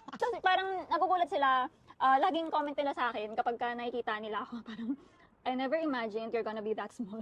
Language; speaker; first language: Filipino; native; Filipino